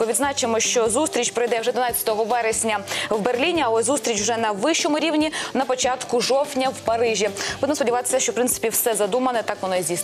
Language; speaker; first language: Ukrainian; native; Ukrainian